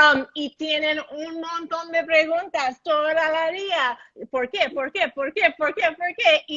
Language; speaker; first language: Spanish; non-native, learner; English